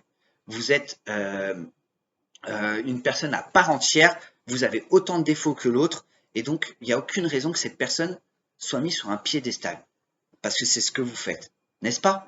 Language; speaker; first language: French; native; French